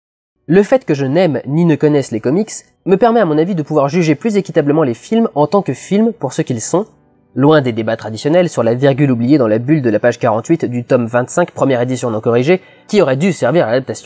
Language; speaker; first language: French; native; French